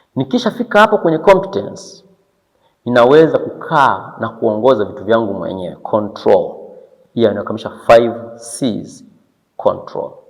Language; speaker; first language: Swahili; native; Swahili